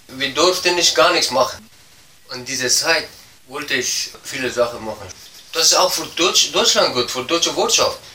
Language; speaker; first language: German; non-native, learner; Persian